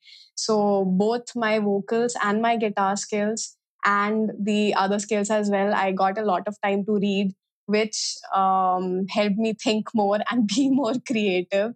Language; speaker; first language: English; non-native, local second language; Hindi